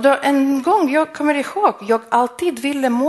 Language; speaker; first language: Swedish; non-native, fluent; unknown